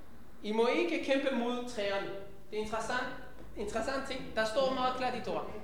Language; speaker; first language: Danish; non-native, fluent; Hebrew